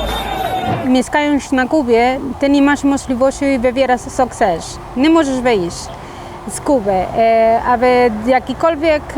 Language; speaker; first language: Polish; non-native, fluent; Spanish